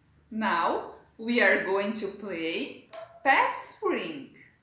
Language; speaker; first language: English; non-native, learner; Portuguese